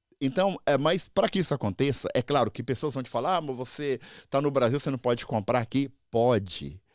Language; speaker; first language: Portuguese; native; Portuguese